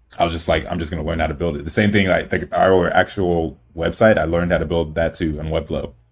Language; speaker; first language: English; early bilingual, other home language; Igbo